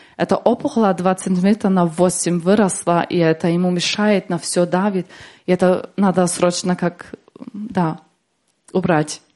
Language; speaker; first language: Russian; early bilingual, heritage; Russian